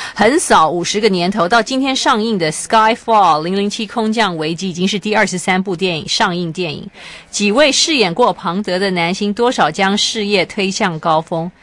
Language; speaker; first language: Chinese; native; Chinese